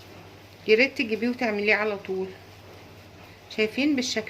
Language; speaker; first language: Arabic; native; Arabic